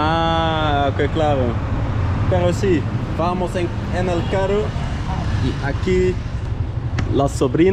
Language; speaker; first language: Spanish; non-native, learner; Dutch